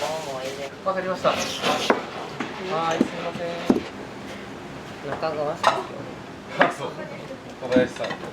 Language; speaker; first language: Japanese; native; Japanese